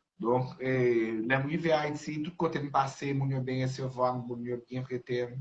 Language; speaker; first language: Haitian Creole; non-native, fluent; Portuguese